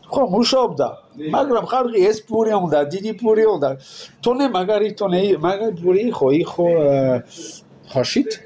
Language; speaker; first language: Georgian; non-native, learner; French